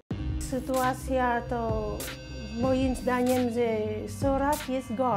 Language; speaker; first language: Polish; non-native, fluent; Vietnamese